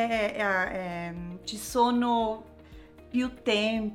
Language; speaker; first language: Italian; non-native, learner; Portuguese